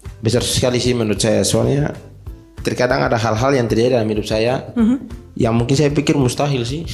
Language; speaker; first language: Indonesian; native; Indonesian